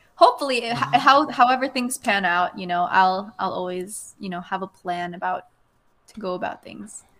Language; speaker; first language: English; native; English